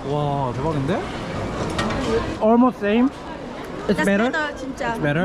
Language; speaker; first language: English; non-native, learner; Korean